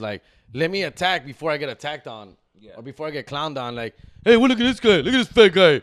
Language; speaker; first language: English; early bilingual, other home language; Spanish